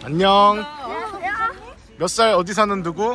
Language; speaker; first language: Korean; native; Korean